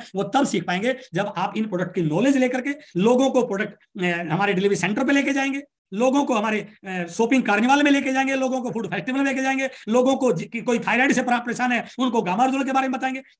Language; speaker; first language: Hindi; native; Hindi